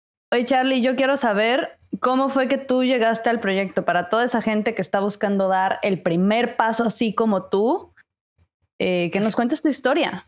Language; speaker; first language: Spanish; native; Spanish